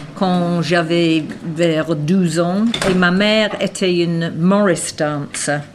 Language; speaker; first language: French; non-native, fluent; English